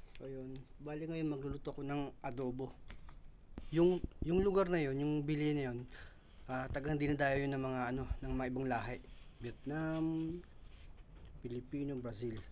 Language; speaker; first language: Filipino; native; Filipino